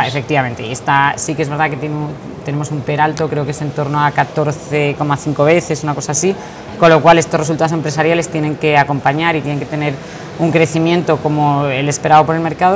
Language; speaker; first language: Spanish; native; Spanish